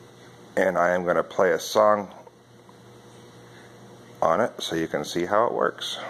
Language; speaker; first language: English; native; English